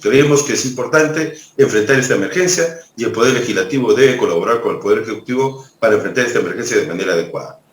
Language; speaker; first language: Spanish; native; Spanish